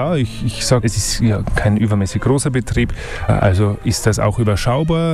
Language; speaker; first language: German; native; German